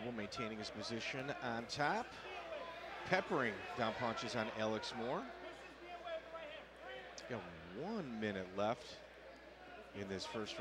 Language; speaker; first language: English; native; English